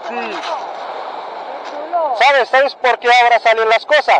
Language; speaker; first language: Spanish; non-native, fluent; Arabic